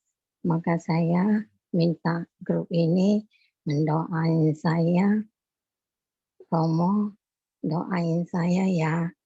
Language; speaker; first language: Indonesian; non-native, local second language; Chinese